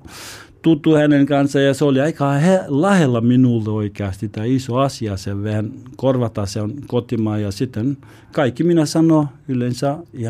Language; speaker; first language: Finnish; non-native, learner; Albanian